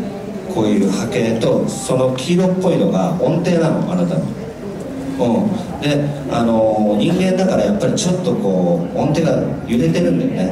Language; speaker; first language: Japanese; native; Japanese